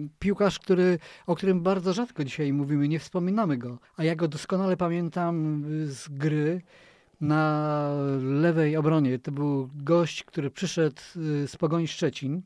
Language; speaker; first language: Polish; native; Polish